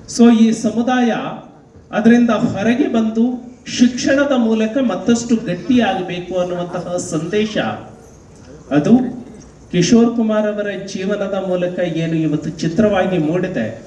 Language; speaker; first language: Kannada; non-native, local second language; Lambadi